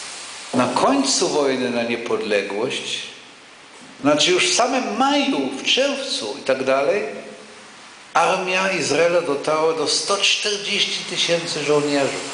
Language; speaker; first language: Polish; non-native, local second language; Yiddish